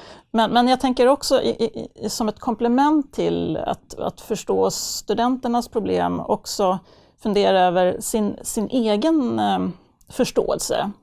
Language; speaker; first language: Swedish; native; Swedish